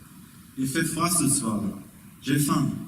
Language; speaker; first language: French; non-native, learner; German